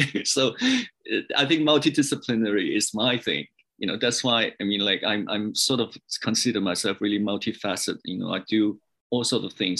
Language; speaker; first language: English; non-native, local second language; Cantonese